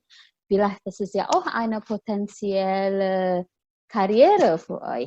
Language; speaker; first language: German; non-native, fluent; Indonesian